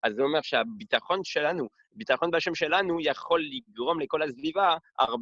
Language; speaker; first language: Hebrew; non-native, fluent; French